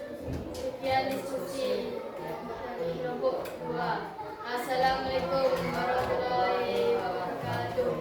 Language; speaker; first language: Indonesian; native; Indonesian